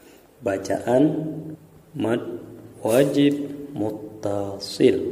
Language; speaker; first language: Arabic; non-native, fluent; Indonesian